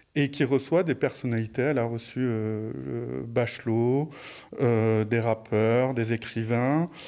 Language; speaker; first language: French; native; French